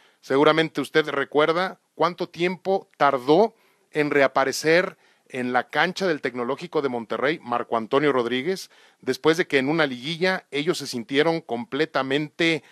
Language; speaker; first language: Spanish; native; Spanish